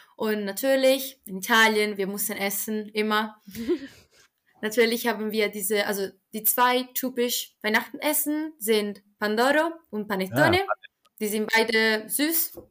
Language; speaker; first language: German; non-native, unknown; Italian